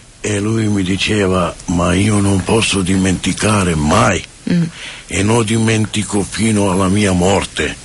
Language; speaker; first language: Italian; non-native, fluent; Romany